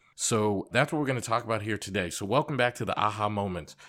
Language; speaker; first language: English; native; English